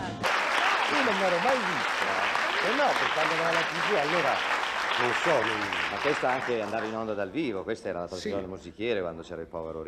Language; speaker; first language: Italian; native; Italian